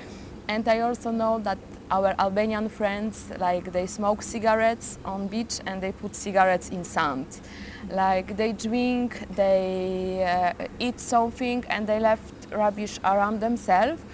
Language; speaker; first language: English; non-native, fluent; Polish